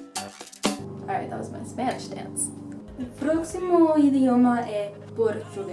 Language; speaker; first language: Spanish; early bilingual, heritage; English